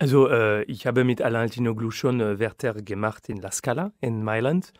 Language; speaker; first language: German; non-native, fluent; French